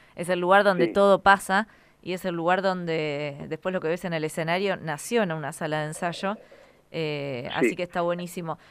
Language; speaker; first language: Spanish; native; Spanish